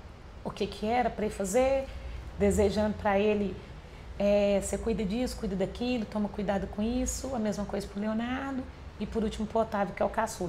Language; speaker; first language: Portuguese; native; Portuguese